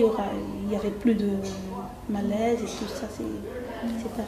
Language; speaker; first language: French; non-native, local second language; Malagasy